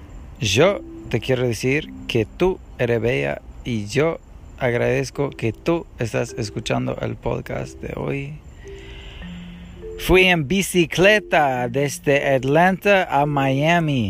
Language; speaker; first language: Spanish; non-native, learner; English